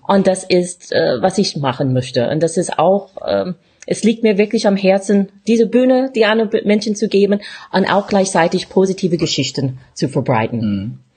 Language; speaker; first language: German; non-native, fluent; English